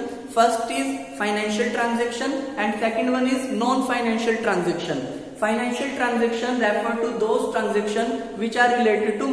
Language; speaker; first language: English; non-native, local second language; Hindi